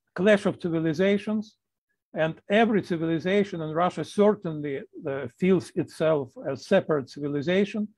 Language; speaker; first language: English; non-native, fluent; Ukrainian